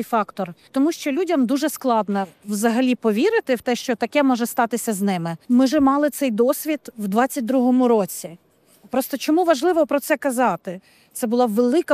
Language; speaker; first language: Ukrainian; native; Ukrainian